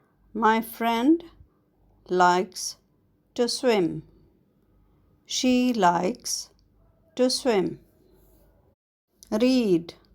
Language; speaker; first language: English; non-native, fluent; Arabic